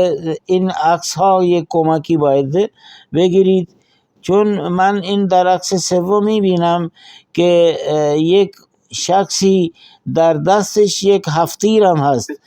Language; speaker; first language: Persian; non-native, fluent; Urdu